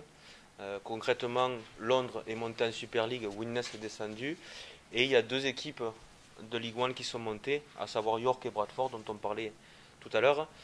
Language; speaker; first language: French; native; French